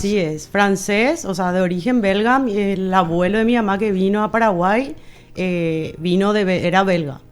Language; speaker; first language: Spanish; native; Spanish